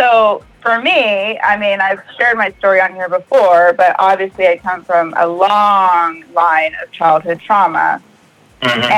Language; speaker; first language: English; native; English